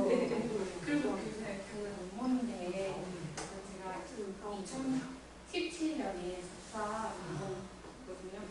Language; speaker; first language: Korean; non-native, learner; Mongolian